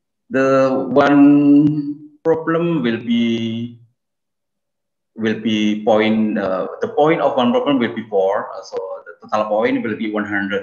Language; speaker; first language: English; non-native, fluent; Indonesian